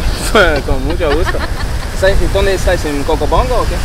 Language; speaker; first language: Spanish; non-native, fluent; English